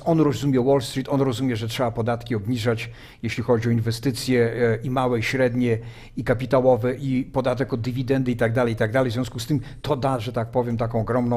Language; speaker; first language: Polish; native; Polish